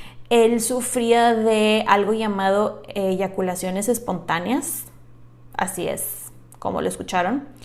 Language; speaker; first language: Spanish; native; Spanish